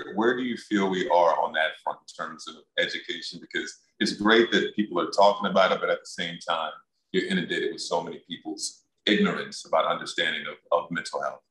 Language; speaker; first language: English; native; English